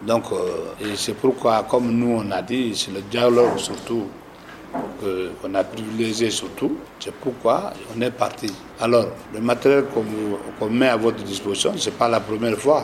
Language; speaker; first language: French; non-native, local second language; Susu